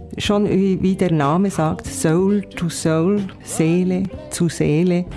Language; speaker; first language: German; native; German